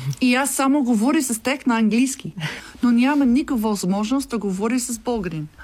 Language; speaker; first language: Bulgarian; non-native, learner; English